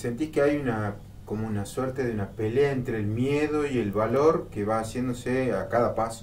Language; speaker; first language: Spanish; native; Spanish